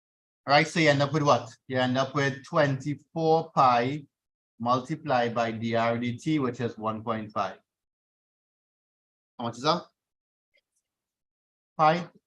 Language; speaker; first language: English; native; English